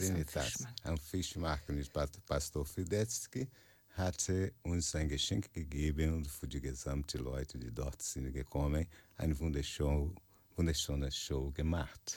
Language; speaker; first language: German; non-native, learner; Portuguese